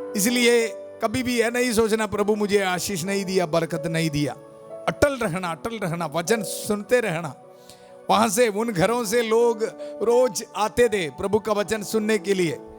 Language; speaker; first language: Hindi; non-native, local second language; Malayalam